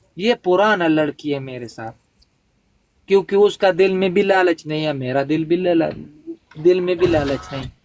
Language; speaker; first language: Hindi; non-native, local second language; Pashto